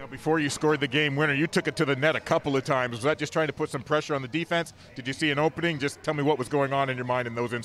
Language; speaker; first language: English; native; English